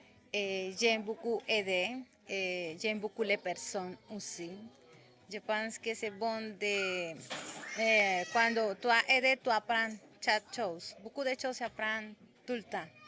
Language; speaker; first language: French; non-native, learner; Spanish